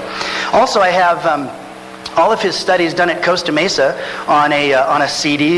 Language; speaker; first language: English; native; English